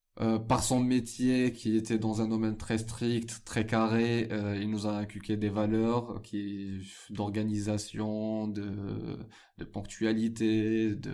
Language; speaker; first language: French; non-native, local second language; Arabic